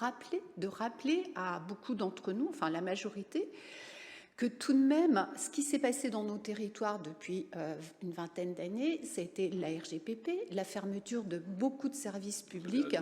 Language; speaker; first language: French; native; French